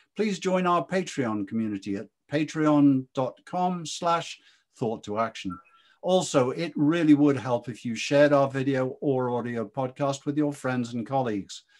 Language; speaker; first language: English; native; English